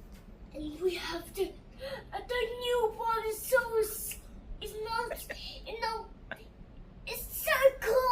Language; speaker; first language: English; early bilingual, other home language; Nepali